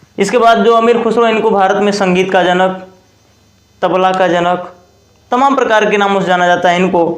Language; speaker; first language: Hindi; native; Hindi